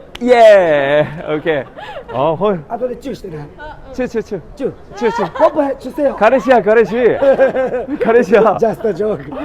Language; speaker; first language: Japanese; non-native, learner; Korean